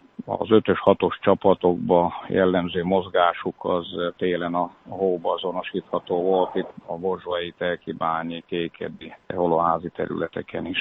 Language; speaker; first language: Hungarian; native; Hungarian